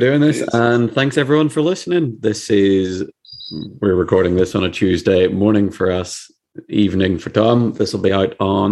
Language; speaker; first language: English; native; English